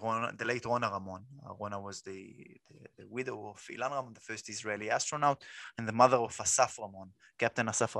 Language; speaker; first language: English; non-native, fluent; Hebrew